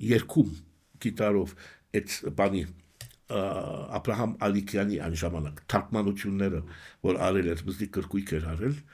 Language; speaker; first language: Armenian; early bilingual, heritage; Armenian